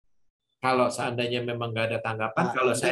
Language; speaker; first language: Indonesian; native; Indonesian